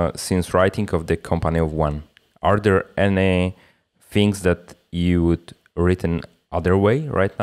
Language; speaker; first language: English; non-native, fluent; Polish